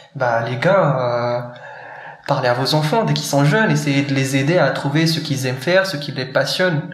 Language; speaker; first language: French; non-native, local second language; Arabic